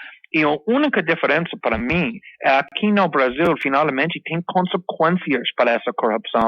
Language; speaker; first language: Portuguese; non-native, fluent; English